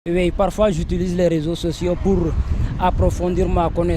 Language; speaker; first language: French; non-native, local second language; Wolof